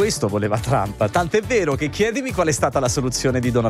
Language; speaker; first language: Italian; native; Italian